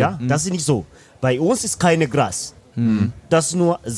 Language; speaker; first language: German; non-native, learner; Swahili